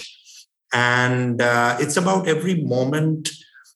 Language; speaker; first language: English; non-native, local second language; Hindi